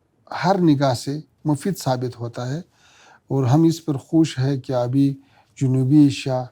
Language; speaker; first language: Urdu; non-native, learner; Pashto